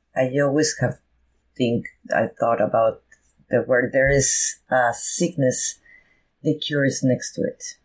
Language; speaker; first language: English; non-native, fluent; Spanish